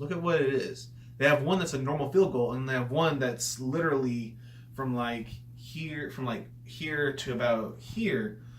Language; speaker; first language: English; native; English